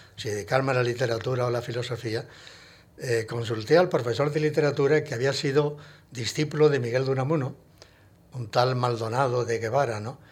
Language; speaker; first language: Spanish; native; Spanish